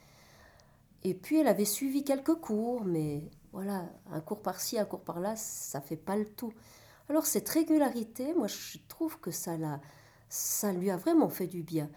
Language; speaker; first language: French; native; French